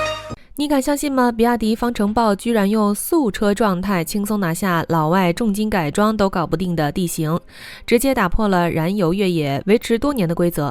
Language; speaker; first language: Chinese; native; Chinese